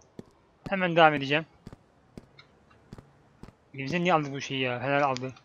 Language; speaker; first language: Turkish; native; Turkish